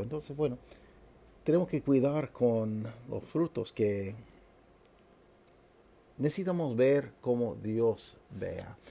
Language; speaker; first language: Spanish; non-native, fluent; English